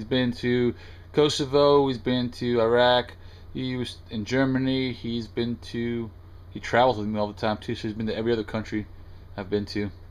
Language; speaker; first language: English; native; English